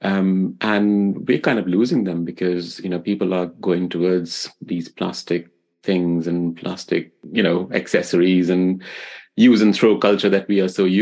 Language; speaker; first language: English; non-native, local second language; Hindi